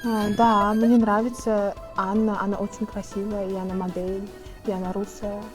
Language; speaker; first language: Russian; non-native, local second language; Uzbek